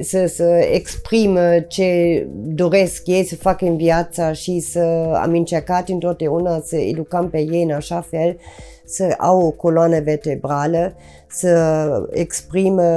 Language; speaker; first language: Romanian; non-native, fluent; German